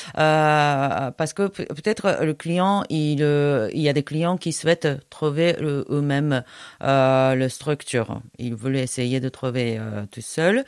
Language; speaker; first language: French; non-native, fluent; Japanese